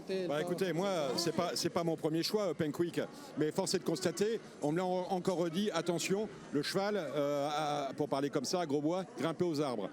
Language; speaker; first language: French; native; French